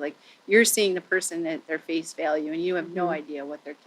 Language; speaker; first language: English; native; English